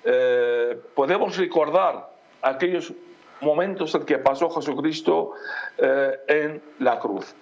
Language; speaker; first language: Spanish; non-native, fluent; Aramaic